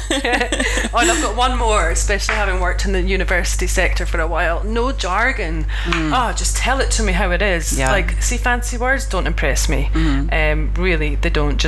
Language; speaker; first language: English; native; English